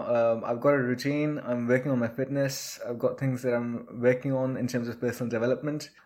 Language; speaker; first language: English; non-native, local second language; Urdu